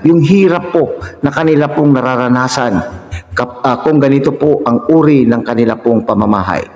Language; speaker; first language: Filipino; native; Filipino